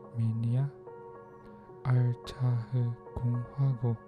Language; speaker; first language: Korean; non-native, learner; Filipino